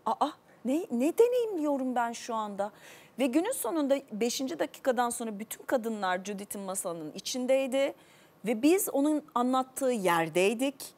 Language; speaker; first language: Turkish; native; Turkish